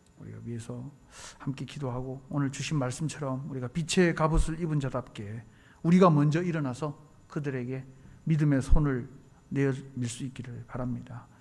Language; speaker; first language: Korean; native; Korean